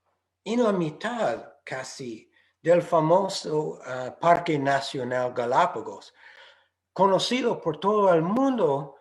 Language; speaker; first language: Spanish; non-native, fluent; English